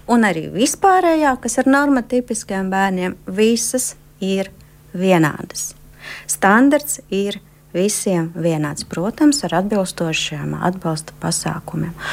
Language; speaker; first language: Latvian; native; Latvian